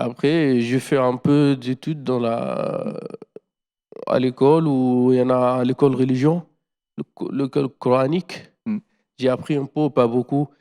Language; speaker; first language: French; non-native, learner; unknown